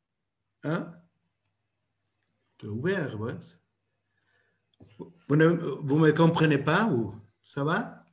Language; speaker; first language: French; non-native, fluent; German